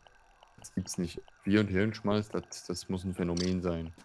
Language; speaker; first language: German; native; German